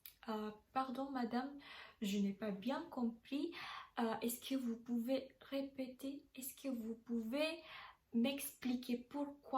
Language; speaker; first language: French; non-native, learner; Indonesian